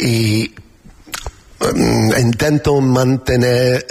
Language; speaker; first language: Spanish; non-native, learner; English